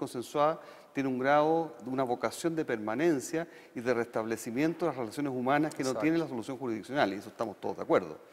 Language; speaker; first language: Spanish; native; Spanish